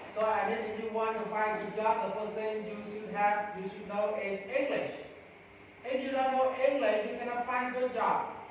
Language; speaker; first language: English; non-native, fluent; Khmer